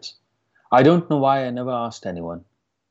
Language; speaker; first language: English; non-native, local second language; Hindi